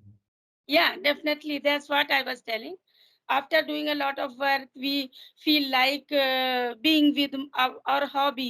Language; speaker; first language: English; non-native, fluent; Hindi